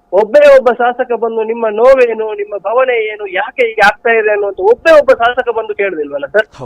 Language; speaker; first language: Kannada; non-native, local second language; Tulu